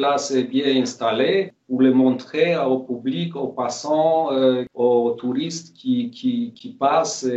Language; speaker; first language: French; non-native, fluent; Polish